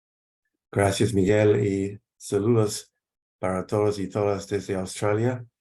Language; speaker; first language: Spanish; non-native, fluent; English